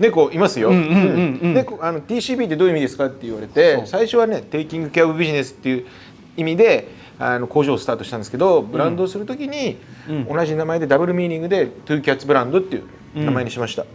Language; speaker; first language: Japanese; native; Japanese